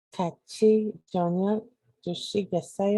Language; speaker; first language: Korean; non-native, learner; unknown